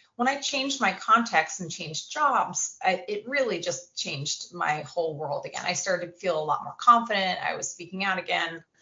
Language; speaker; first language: English; native; English